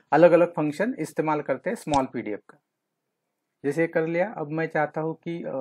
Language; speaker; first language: Hindi; non-native, local second language; Marathi